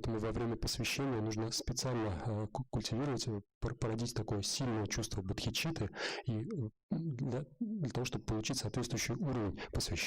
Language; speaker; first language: Russian; native; Russian